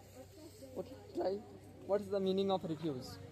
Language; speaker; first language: English; non-native, local second language; Hindi